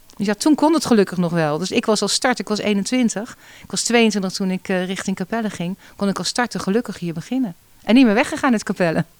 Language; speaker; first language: Dutch; native; Dutch